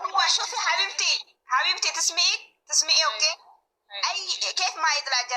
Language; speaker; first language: Arabic; non-native, fluent; Amharic